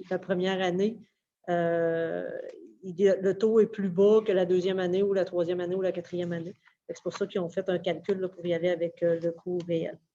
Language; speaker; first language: French; native; French